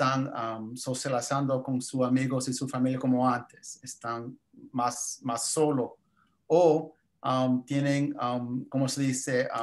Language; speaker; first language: Spanish; early bilingual, heritage; English